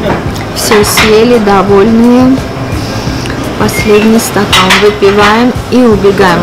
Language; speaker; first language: Russian; non-native, fluent; Armenian